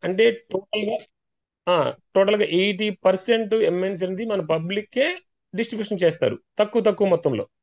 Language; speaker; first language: Telugu; native; Telugu